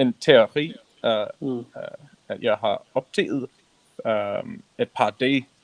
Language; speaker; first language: Danish; non-native, learner; English